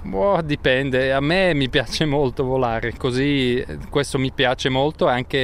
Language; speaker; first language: Italian; non-native, local second language; German